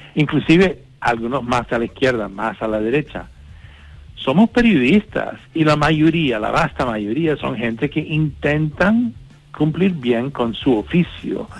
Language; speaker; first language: Spanish; non-native, fluent; English